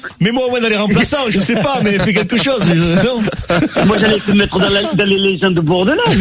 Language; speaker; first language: French; native; French